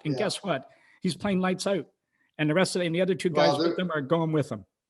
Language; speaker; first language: English; native; English